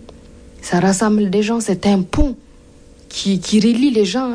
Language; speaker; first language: French; non-native, local second language; Mossi